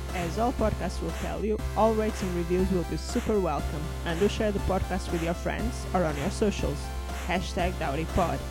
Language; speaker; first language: English; non-native, fluent; Portuguese